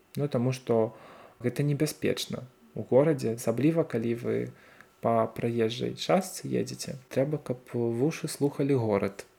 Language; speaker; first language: Belarusian; non-native, local second language; Russian